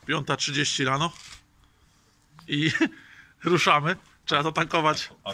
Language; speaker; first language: Polish; native; Polish